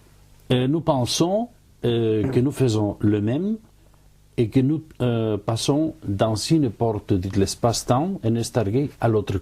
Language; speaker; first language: French; non-native, fluent; Spanish